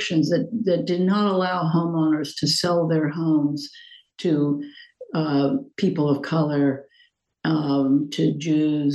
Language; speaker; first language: English; native; English